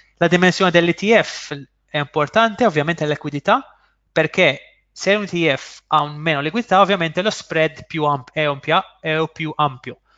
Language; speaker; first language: Italian; non-native, fluent; Maltese